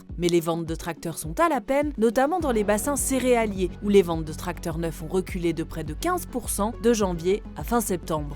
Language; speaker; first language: French; native; French